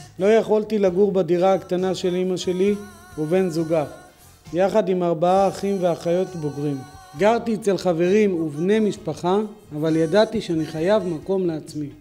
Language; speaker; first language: Hebrew; native; Hebrew